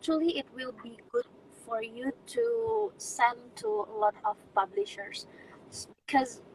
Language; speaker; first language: English; non-native, fluent; Indonesian